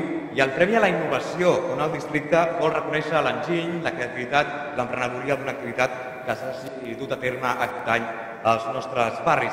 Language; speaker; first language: Catalan; native; Catalan